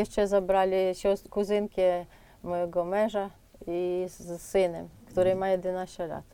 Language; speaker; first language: Polish; non-native, fluent; Ukrainian